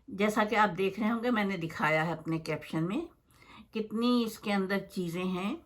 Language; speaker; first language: Urdu; native; Urdu